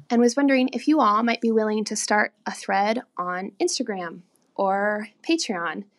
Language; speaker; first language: English; native; English